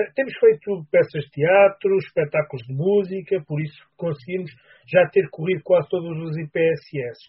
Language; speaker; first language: Portuguese; native; Portuguese